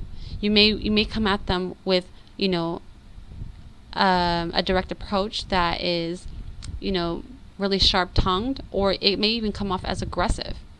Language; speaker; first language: English; native; English